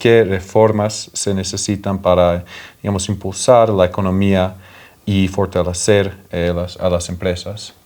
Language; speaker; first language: Spanish; non-native, fluent; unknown